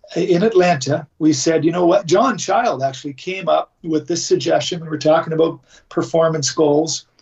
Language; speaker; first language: English; native; English